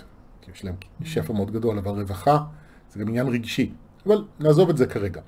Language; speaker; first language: Hebrew; native; Hebrew